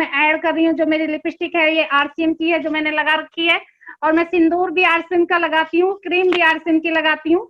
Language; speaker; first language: Hindi; native; Hindi